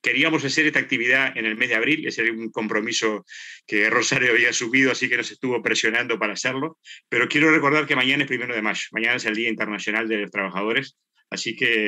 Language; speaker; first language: Spanish; native; Spanish